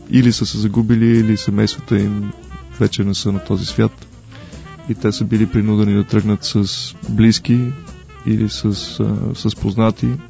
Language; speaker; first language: Bulgarian; native; Bulgarian